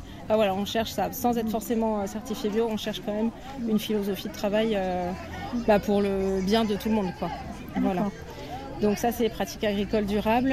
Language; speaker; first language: French; native; French